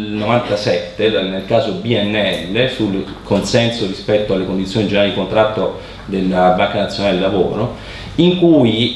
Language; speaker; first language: Italian; native; Italian